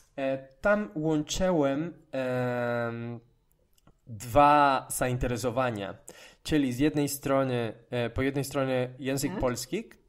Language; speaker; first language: Polish; non-native, fluent; Spanish